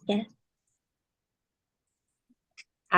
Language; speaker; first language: English; non-native, learner; Vietnamese